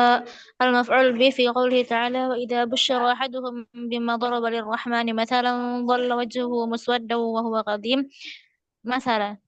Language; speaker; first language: Arabic; non-native, learner; Indonesian